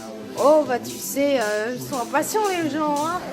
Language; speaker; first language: French; native; French